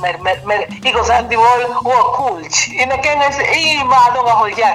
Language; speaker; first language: Hungarian; non-native, learner; Spanish